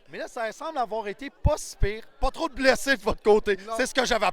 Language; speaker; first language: French; native; French